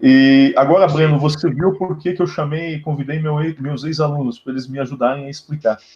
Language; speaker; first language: Portuguese; native; Portuguese